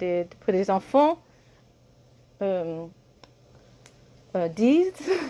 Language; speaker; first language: French; non-native, learner; English